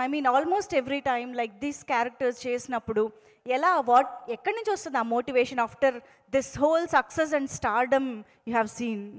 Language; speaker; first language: Telugu; native; Telugu